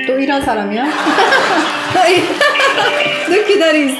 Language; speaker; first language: Korean; non-native, learner; Persian